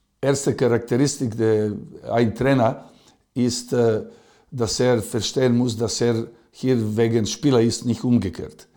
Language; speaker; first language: German; non-native, fluent; Serbian